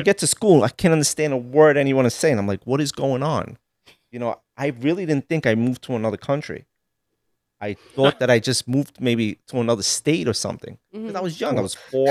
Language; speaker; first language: English; early bilingual, other home language; Italian